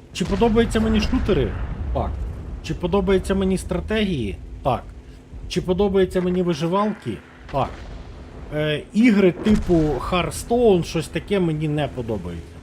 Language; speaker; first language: Ukrainian; non-native, local second language; Russian